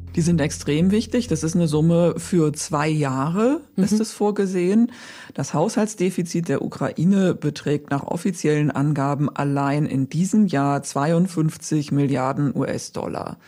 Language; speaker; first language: German; native; German